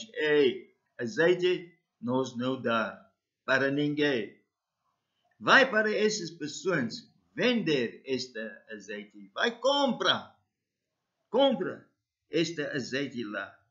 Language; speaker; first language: Portuguese; non-native, learner; English